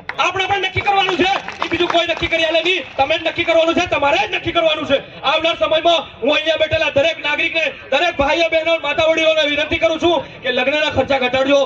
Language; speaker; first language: Gujarati; non-native, local second language; Bhili